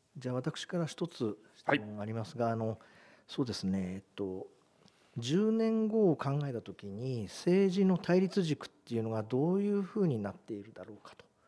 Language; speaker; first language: Japanese; native; Japanese